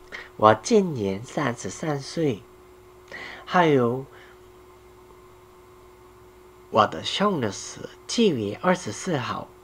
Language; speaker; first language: Chinese; non-native, learner; Korean